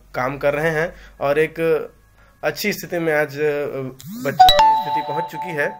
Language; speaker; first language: Hindi; native; Hindi